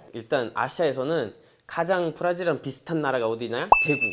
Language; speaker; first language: Korean; non-native, fluent; Portuguese